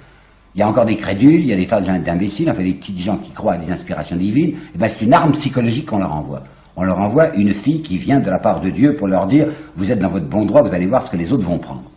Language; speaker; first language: French; native; French